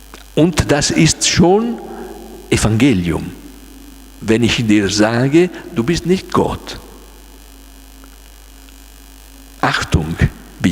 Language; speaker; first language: German; non-native, fluent; Italian